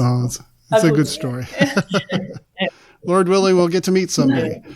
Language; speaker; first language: English; native; English